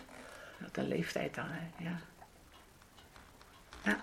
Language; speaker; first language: Dutch; native; Dutch